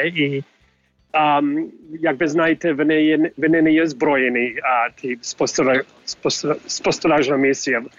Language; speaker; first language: Ukrainian; early bilingual, heritage; English